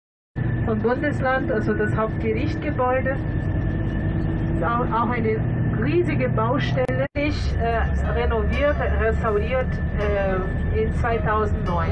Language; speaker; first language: German; non-native, fluent; Portuguese